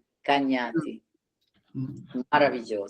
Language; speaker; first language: Spanish; non-native, learner; Italian